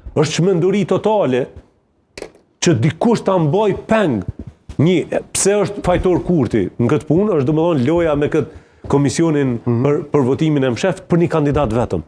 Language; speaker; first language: Albanian; native; Albanian